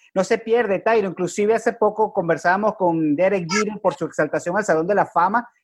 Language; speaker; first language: Spanish; native; Spanish